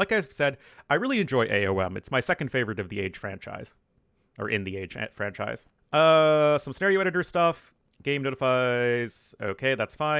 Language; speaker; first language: English; native; English